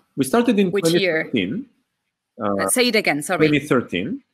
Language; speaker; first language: English; early bilingual, other home language; Hebrew